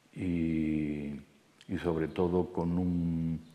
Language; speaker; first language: Spanish; native; Spanish